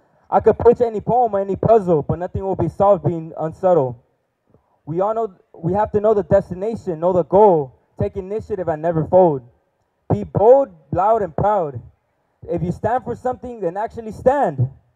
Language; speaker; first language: English; early bilingual, other home language; Spanish